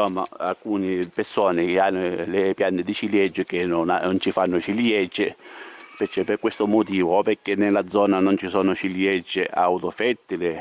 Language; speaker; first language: Italian; native; Italian